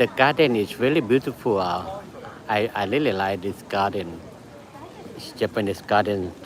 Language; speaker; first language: English; non-native, learner; Thai